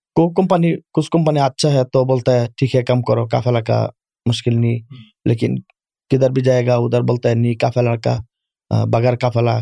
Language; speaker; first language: Urdu; non-native, fluent; Bangla